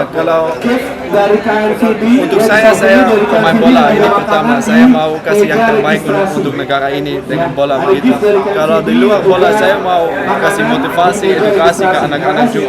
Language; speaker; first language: Indonesian; non-native, fluent; Dutch